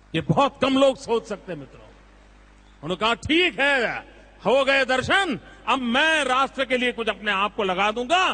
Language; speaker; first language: Hindi; non-native, local second language; Gujarati